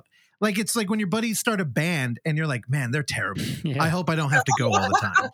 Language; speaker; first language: English; native; English